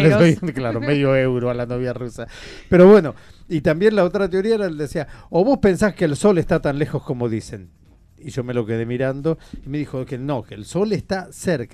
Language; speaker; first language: Spanish; native; Spanish